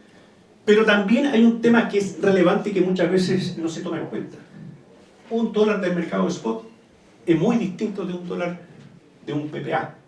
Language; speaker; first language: Spanish; native; Spanish